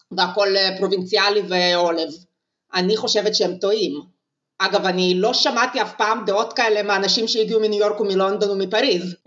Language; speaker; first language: Hebrew; non-native, fluent; Russian